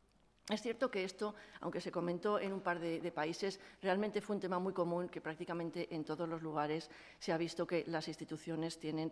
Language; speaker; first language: Spanish; native; Spanish